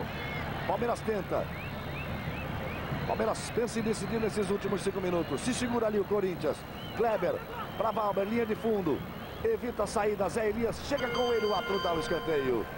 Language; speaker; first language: Portuguese; native; Portuguese